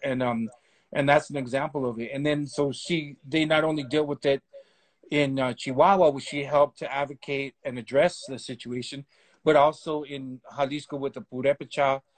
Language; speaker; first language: English; early bilingual, other home language; Spanish